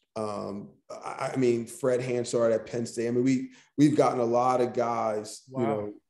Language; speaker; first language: English; native; English